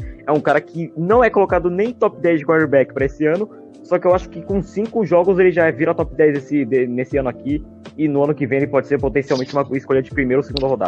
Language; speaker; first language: Portuguese; native; Portuguese